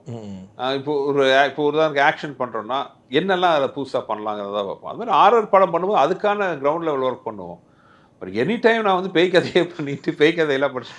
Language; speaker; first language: Tamil; native; Tamil